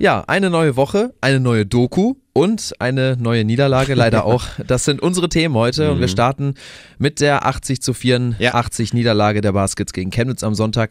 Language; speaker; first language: German; native; German